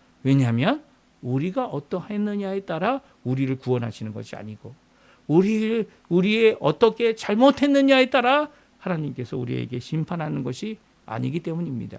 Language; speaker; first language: Korean; native; Korean